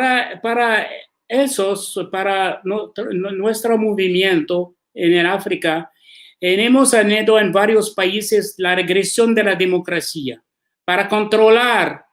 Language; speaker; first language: Spanish; non-native, learner; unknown